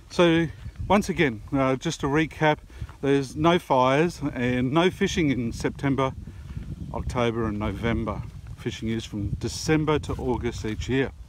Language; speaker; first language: English; native; English